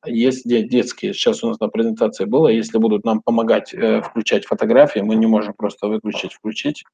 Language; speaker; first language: Russian; non-native, fluent; Turkish